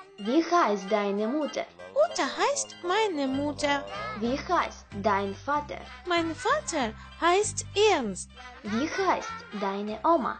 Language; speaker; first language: German; non-native, learner; Russian